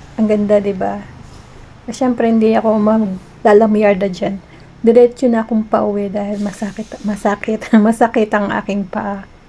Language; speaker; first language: Filipino; native; Filipino